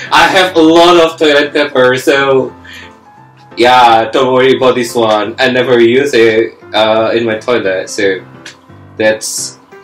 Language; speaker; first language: English; non-native, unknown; Indonesian